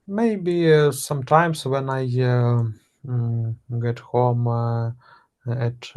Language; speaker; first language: English; non-native, learner; Russian